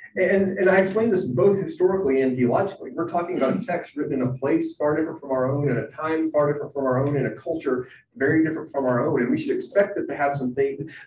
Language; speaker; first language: English; native; English